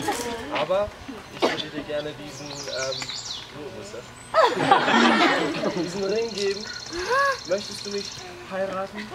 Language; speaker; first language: German; non-native, learner; English